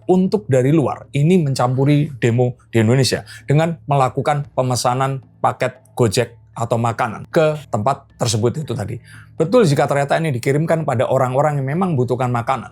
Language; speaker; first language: Indonesian; native; Indonesian